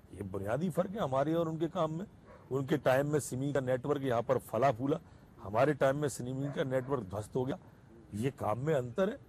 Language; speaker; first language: Hindi; native; Hindi